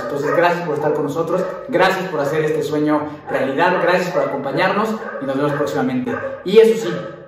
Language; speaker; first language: Spanish; native; Spanish